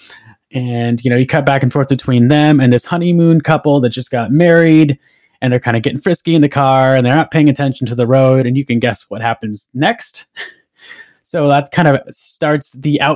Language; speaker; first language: English; native; English